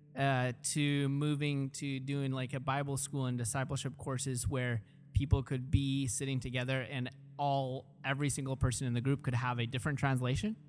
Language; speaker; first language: English; early bilingual, other home language; Russian